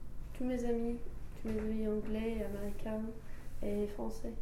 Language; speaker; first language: French; non-native, fluent; English